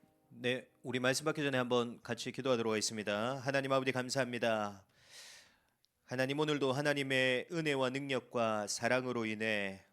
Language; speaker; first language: Korean; native; Korean